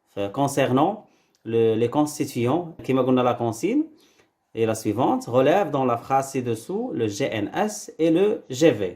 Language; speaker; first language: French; non-native, local second language; Arabic